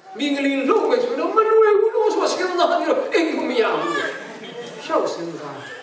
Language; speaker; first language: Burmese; non-native, local second language; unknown